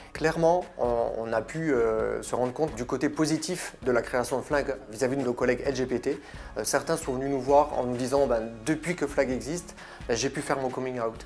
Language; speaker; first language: French; native; French